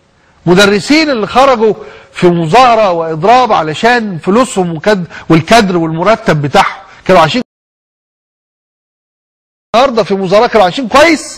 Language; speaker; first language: Arabic; native; Arabic